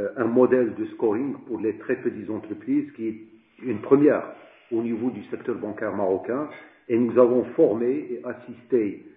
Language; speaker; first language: French; non-native, local second language; Arabic